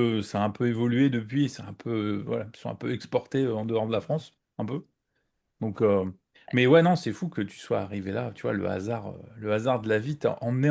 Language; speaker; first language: French; native; French